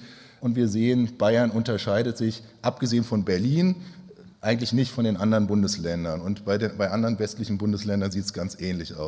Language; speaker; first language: German; native; German